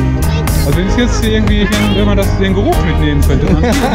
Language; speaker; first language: German; native; German